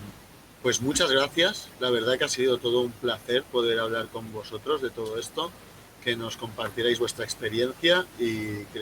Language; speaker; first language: Spanish; native; Spanish